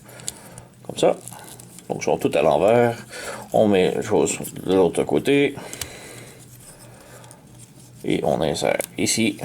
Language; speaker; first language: French; native; French